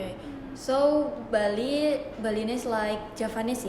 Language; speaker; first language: English; non-native, learner; Indonesian